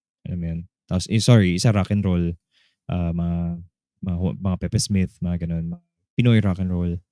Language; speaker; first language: Filipino; native; Filipino